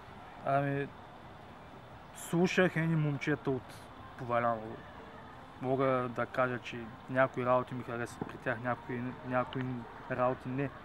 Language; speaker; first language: Bulgarian; native; Bulgarian